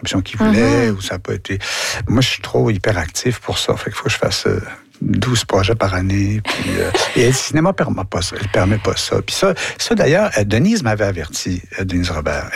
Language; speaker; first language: French; native; French